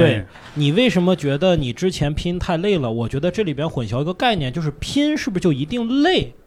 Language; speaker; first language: Chinese; native; Chinese